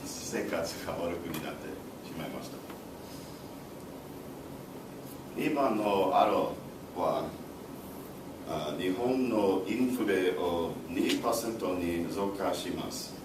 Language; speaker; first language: Japanese; non-native, learner; English